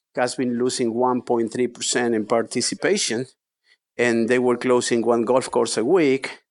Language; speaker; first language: English; non-native, fluent; Spanish